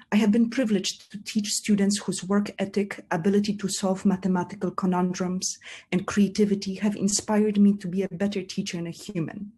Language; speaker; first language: English; non-native, fluent; Polish